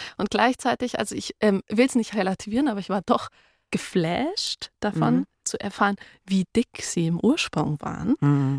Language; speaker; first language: German; native; German